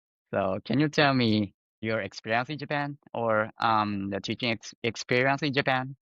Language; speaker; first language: English; non-native, fluent; Japanese